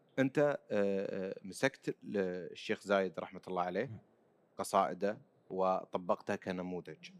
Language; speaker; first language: Arabic; native; Arabic